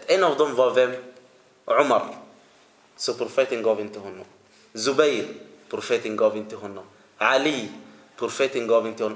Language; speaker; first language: Swedish; early bilingual, other home language; Arabic